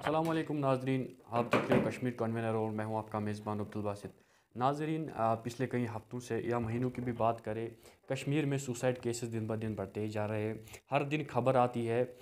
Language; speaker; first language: Hindi; non-native, local second language; Kashmiri